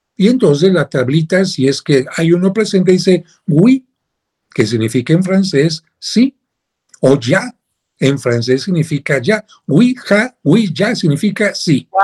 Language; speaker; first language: Spanish; native; Spanish